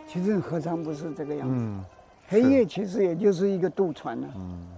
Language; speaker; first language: Chinese; native; Chinese